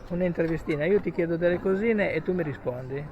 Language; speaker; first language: Italian; native; Italian